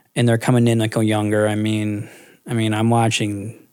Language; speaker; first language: English; native; English